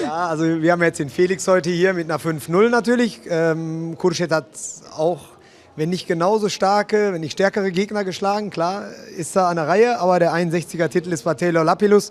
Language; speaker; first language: German; native; German